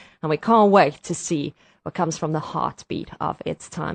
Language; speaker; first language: English; non-native, local second language; Afrikaans